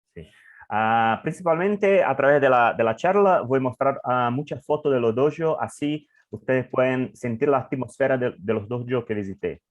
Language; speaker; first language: Spanish; non-native, learner; English